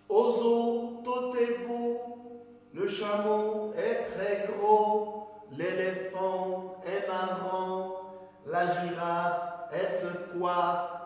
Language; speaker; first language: French; non-native, local second language; Arabic